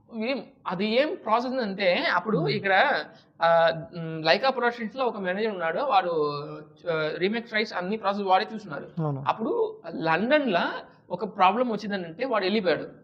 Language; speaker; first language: Telugu; non-native, learner; Tamil